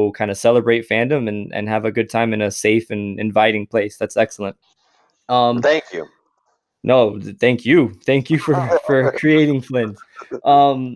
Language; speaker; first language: English; native; English